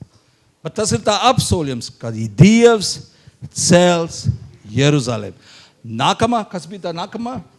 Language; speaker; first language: Latvian; non-native, learner; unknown